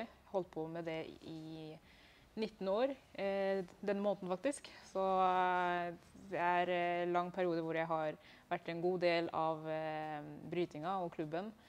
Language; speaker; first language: Norwegian; early bilingual, other home language; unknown